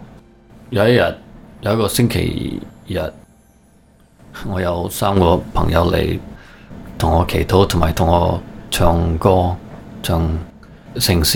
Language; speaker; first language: Cantonese; early bilingual, heritage; Cantonese